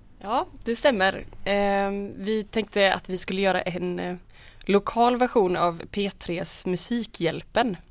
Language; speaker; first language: Swedish; native; Swedish